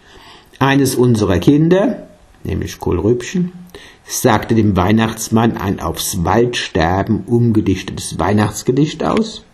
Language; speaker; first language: German; native; German